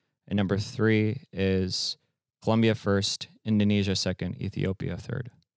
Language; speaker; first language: English; early bilingual, other home language; Spanish